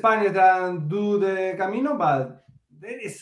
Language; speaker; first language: English; non-native, learner; Spanish